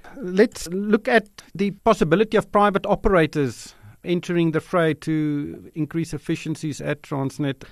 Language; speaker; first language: English; non-native, local second language; Afrikaans